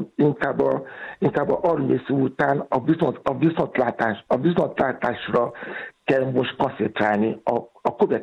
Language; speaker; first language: Hungarian; non-native, learner; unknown